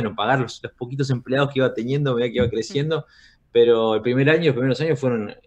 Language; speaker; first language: Spanish; native; Spanish